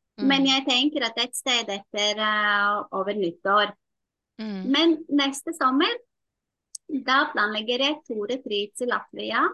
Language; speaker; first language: Norwegian; non-native, fluent; Latvian